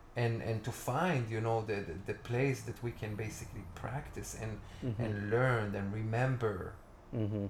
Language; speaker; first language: English; non-native, fluent; Hebrew